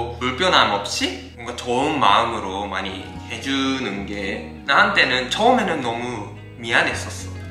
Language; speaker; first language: Korean; non-native, fluent; Japanese